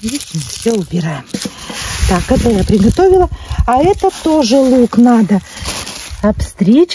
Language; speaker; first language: Russian; native; Russian